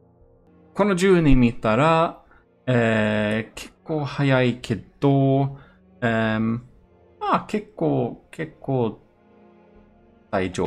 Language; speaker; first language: Japanese; non-native, learner; Swedish